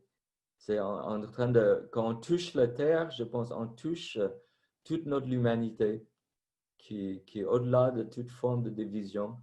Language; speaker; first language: French; non-native, fluent; Vietnamese